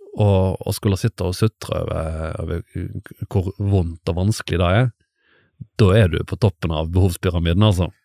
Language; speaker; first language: Norwegian; native; Norwegian